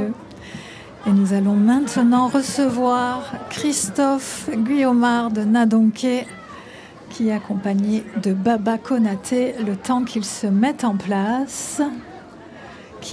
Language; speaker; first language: French; native; French